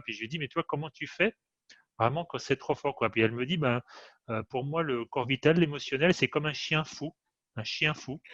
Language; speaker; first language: French; native; French